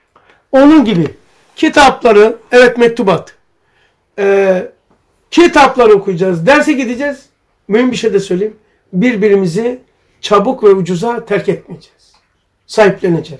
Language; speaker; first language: Turkish; native; Turkish